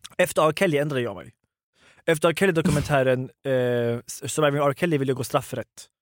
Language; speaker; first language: Swedish; early bilingual, other home language; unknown